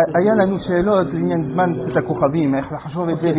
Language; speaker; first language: Hebrew; non-native, fluent; French